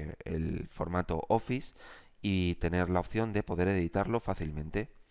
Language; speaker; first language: Spanish; native; Spanish